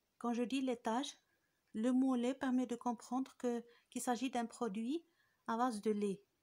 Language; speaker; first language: French; non-native, local second language; Arabic